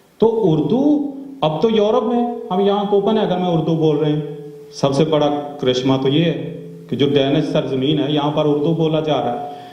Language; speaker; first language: Urdu; non-native, local second language; Punjabi